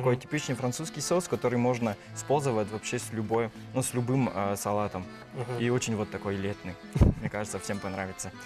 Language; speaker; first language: Russian; non-native, fluent; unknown